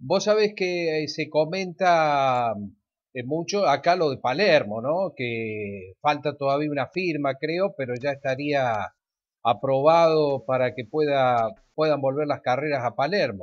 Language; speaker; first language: Spanish; native; Spanish